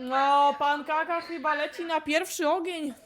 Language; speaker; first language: Polish; native; Polish